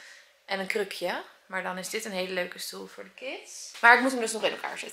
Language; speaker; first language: Dutch; native; Dutch